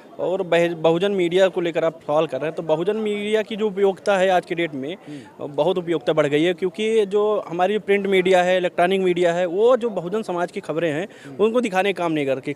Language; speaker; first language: Hindi; native; Hindi